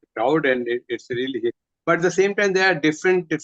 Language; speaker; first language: English; non-native, local second language; Hindi